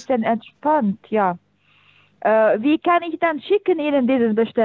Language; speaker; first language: German; non-native, learner; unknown